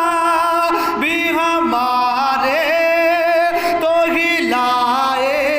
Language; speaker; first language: Urdu; native; Urdu